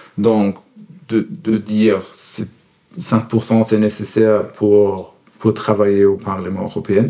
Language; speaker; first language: French; non-native, fluent; German